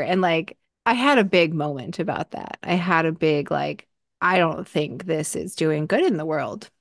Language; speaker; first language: English; native; English